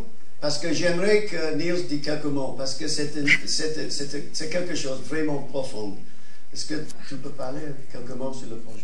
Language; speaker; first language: French; non-native, fluent; English